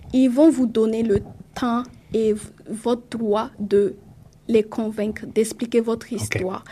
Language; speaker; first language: French; non-native, local second language; Mossi